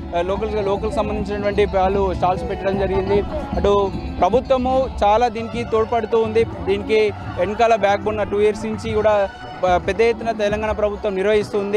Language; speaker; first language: Telugu; native; Telugu